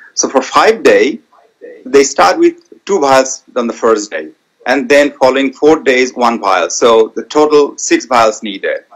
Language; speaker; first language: English; non-native, local second language; Bangla